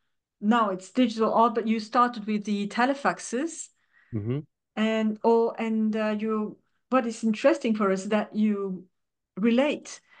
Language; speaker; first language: English; non-native, fluent; French